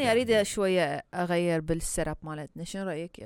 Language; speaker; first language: Arabic; early bilingual, heritage; Arabic